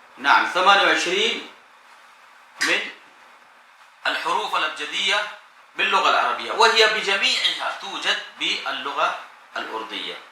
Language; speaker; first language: Arabic; non-native, fluent; Urdu